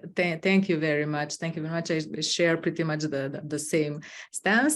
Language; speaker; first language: English; non-native, fluent; Macedonian